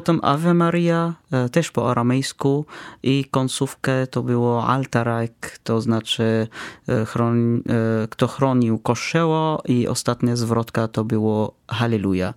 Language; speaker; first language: Polish; non-native, fluent; Arabic